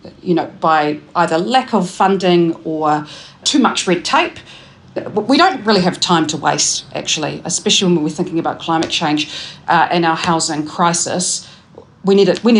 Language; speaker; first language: English; native; English